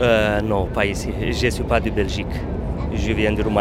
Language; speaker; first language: French; non-native, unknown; Romanian